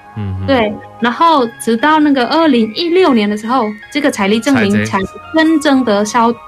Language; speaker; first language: Chinese; non-native, fluent; Khmer